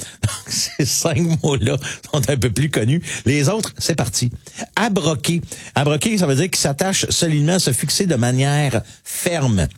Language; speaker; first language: French; native; French